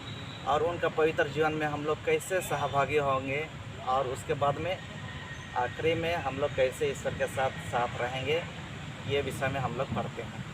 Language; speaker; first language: Hindi; non-native, local second language; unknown